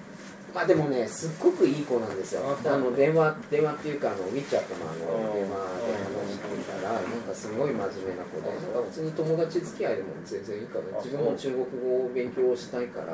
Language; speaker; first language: Japanese; native; Japanese